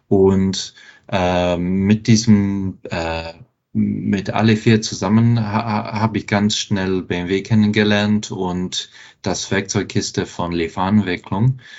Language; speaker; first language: German; non-native, fluent; English